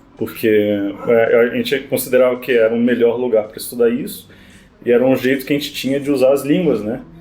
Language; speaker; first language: Portuguese; early bilingual, other home language; Spanish